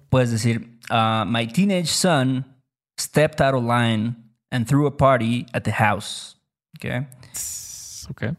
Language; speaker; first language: Spanish; native; Spanish